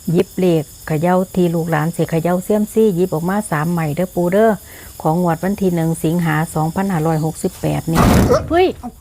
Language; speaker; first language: Thai; native; Thai